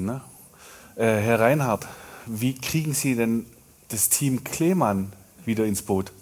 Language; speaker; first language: German; native; German